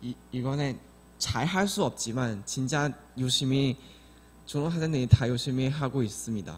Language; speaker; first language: Korean; non-native, learner; Chinese